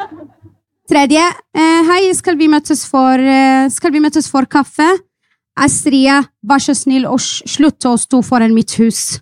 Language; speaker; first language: Norwegian; non-native, fluent; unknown